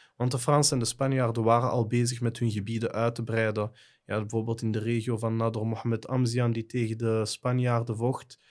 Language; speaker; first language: Dutch; native; Dutch